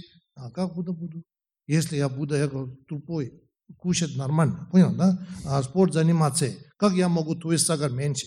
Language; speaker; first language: Russian; non-native, learner; Tibetan